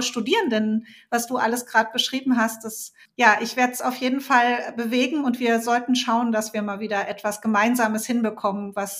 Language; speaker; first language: German; native; German